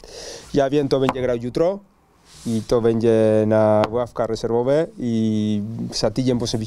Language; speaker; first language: Polish; non-native, learner; Spanish